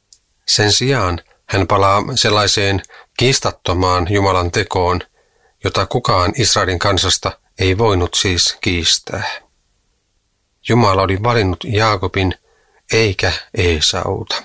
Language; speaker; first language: Finnish; native; Finnish